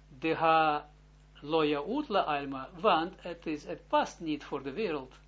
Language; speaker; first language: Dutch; non-native, fluent; Hebrew